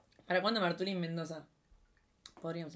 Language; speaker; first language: Spanish; native; Spanish